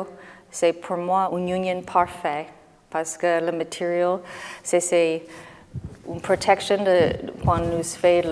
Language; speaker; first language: French; non-native, learner; English